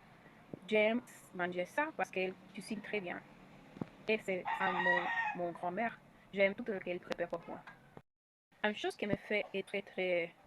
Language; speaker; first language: French; non-native, learner; Spanish